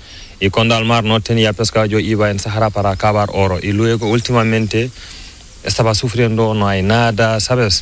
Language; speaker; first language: Spanish; non-native, learner; Fula